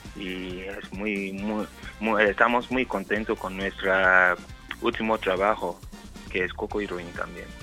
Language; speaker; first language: Spanish; non-native, learner; Yoruba